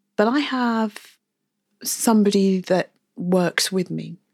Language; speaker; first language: English; native; English